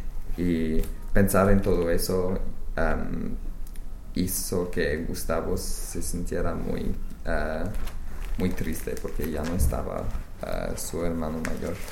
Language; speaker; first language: Spanish; non-native, fluent; English